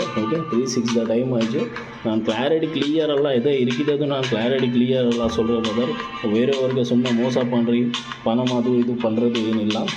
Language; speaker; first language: Tamil; non-native, learner; Kannada